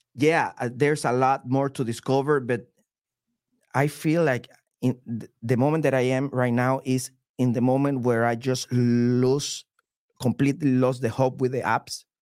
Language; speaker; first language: English; non-native, fluent; Spanish